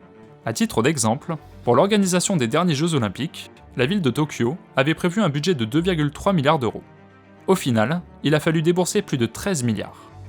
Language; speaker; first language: French; native; French